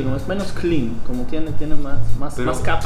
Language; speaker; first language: Spanish; non-native, fluent; Hebrew